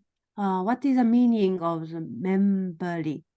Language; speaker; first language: English; non-native, learner; Japanese